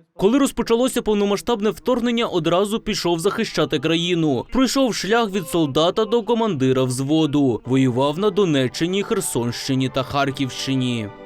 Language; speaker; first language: Ukrainian; native; Ukrainian